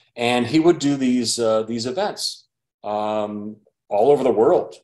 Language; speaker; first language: English; native; English